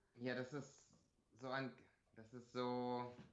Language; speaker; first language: German; native; German